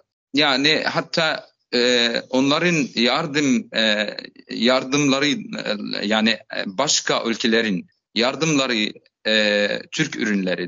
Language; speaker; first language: Turkish; non-native, fluent; Arabic